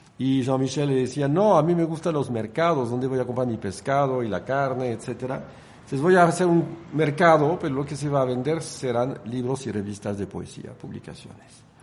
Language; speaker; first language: Spanish; non-native, fluent; French